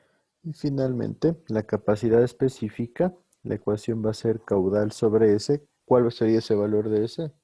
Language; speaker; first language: Spanish; native; Spanish